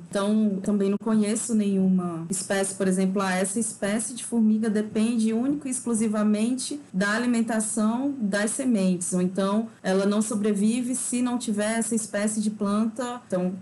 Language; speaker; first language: Portuguese; native; Portuguese